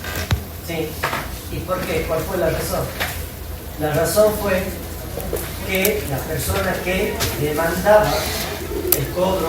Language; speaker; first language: Spanish; native; Spanish